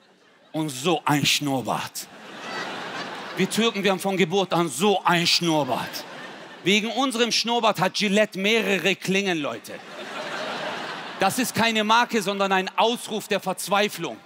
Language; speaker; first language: German; early bilingual, other home language; Turkish